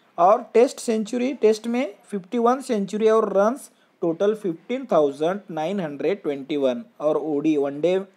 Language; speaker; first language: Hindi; non-native, local second language; Marathi